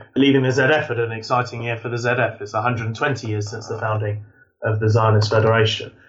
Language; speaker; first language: English; native; English